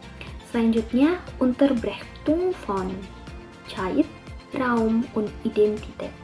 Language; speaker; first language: German; non-native, learner; Indonesian